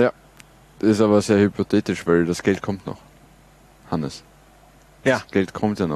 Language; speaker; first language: German; native; German